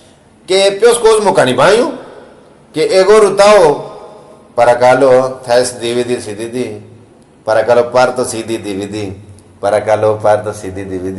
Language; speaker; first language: Greek; non-native, learner; Punjabi